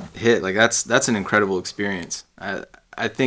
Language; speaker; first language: English; native; English